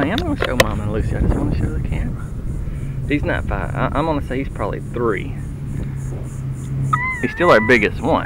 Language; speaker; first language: English; native; English